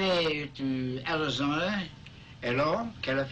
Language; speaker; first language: French; non-native, learner; English